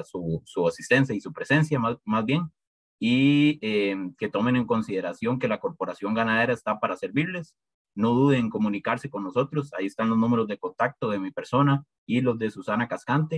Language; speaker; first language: Spanish; native; Spanish